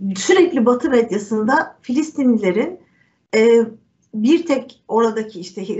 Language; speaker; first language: Turkish; native; Turkish